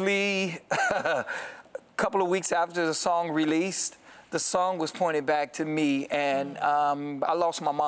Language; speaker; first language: English; native; English